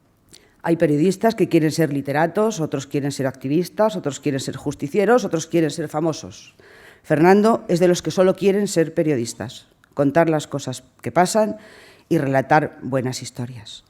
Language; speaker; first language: Spanish; native; Spanish